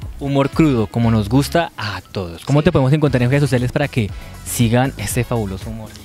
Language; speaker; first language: Spanish; native; Spanish